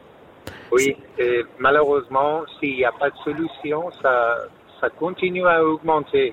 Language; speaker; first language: French; non-native, fluent; Persian